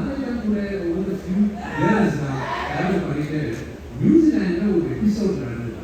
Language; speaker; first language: Tamil; non-native, local second language; Telugu